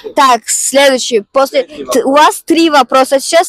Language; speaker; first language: Russian; non-native, local second language; Tajik